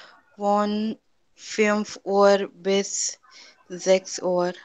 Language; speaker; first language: German; non-native, learner; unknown